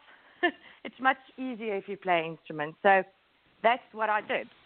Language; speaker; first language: English; native; English